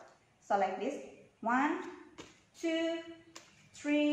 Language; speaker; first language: English; non-native, local second language; Indonesian